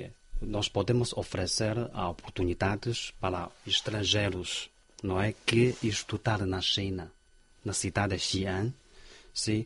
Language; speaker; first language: Portuguese; non-native, fluent; Chinese